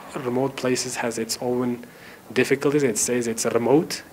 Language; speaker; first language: English; non-native, fluent; Tajik